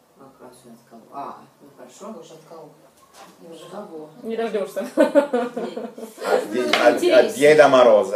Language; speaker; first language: Russian; native; Russian